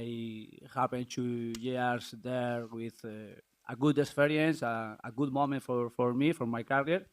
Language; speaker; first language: English; non-native, learner; Spanish